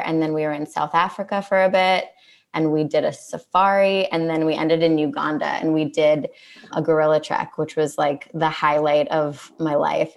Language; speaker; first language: English; native; English